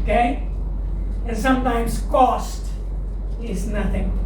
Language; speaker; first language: English; non-native, local second language; Filipino